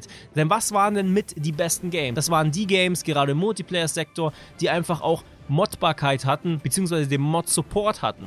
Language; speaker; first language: German; native; German